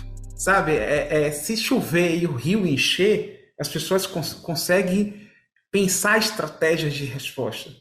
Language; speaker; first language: Portuguese; native; Portuguese